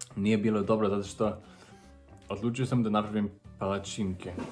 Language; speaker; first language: Serbian; non-native, learner; English